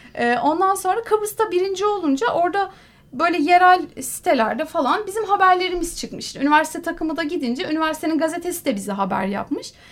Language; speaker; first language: Turkish; native; Turkish